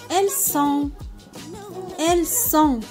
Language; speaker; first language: French; non-native, local second language; Arabic